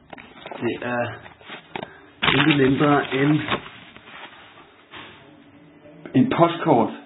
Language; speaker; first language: Danish; native; Danish